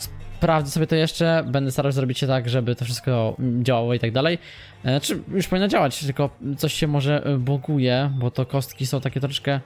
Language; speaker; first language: Polish; native; Polish